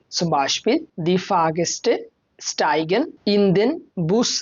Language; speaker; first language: German; non-native, fluent; Bangla